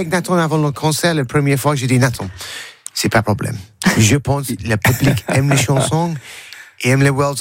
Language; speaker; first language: French; non-native, learner; English